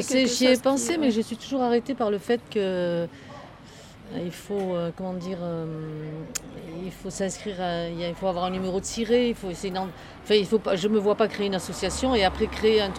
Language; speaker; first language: French; native; French